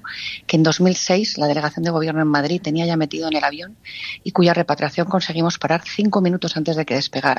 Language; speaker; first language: Spanish; native; Spanish